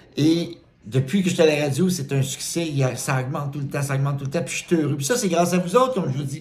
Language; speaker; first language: French; native; French